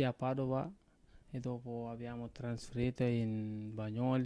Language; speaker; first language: Italian; non-native, learner; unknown